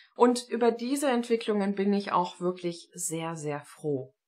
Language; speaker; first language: German; non-native, fluent; Estonian